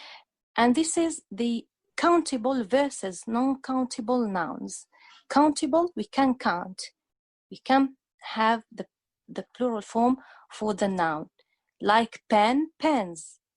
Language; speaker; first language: English; non-native, fluent; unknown